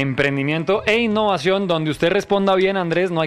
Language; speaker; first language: Spanish; native; Spanish